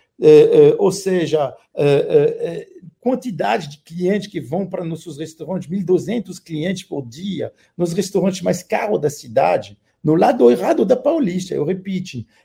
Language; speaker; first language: Portuguese; non-native, fluent; French